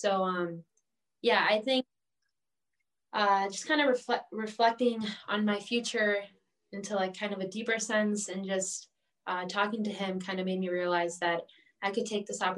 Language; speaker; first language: English; native; English